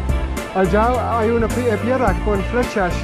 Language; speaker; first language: Spanish; non-native, learner; Dutch